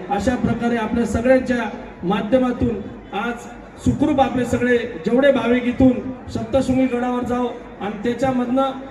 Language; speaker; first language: Marathi; native; Marathi